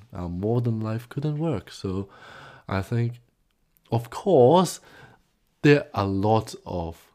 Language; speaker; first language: English; non-native, local second language; Cantonese